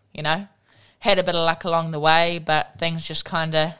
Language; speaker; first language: English; native; English